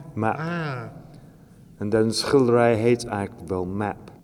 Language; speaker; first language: Dutch; non-native, fluent; English